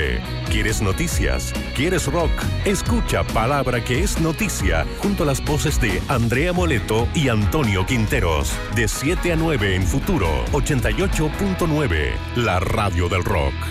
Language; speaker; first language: Spanish; native; Spanish